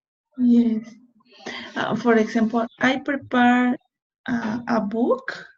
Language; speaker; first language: English; non-native, learner; Spanish